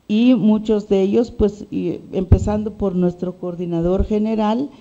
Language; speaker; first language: Spanish; native; Spanish